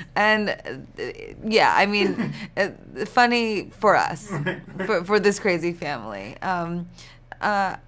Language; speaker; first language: English; native; English